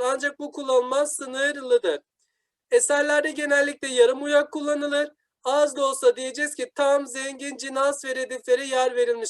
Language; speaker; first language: Turkish; native; Turkish